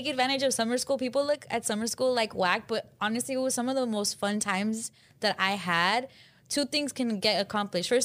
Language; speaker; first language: English; early bilingual, other home language; Spanish